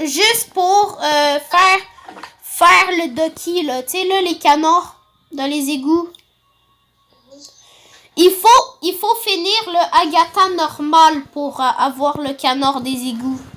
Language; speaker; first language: French; native; French